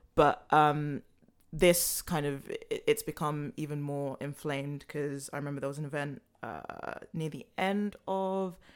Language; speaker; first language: English; native; English